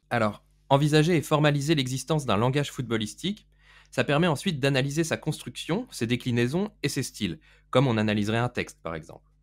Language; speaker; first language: French; native; French